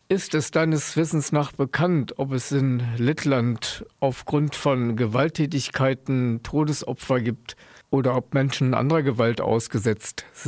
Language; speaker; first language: German; native; German